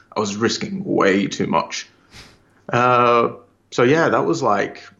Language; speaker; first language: English; native; English